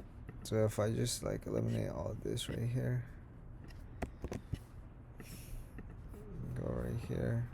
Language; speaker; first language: English; native; English